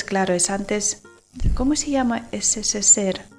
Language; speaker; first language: Spanish; non-native, learner; Ukrainian